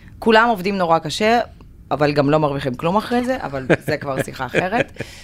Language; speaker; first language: Hebrew; non-native, fluent; Russian